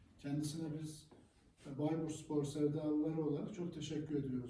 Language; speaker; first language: Turkish; native; Turkish